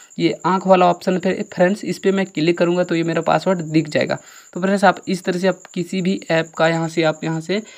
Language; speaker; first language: Hindi; native; Hindi